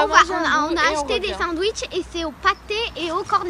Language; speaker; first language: French; native; French